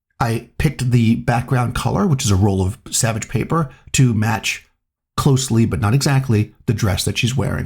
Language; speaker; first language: English; native; English